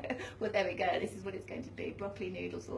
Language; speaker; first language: English; native; English